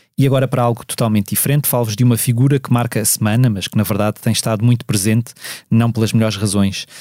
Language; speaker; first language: Portuguese; native; Portuguese